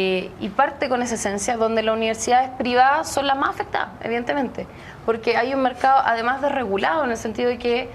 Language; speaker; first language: Spanish; native; Spanish